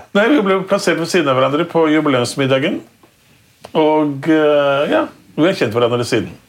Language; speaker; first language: Norwegian; native; Norwegian